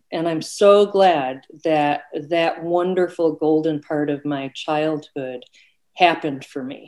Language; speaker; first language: English; native; English